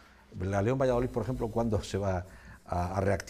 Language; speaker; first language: Spanish; native; Spanish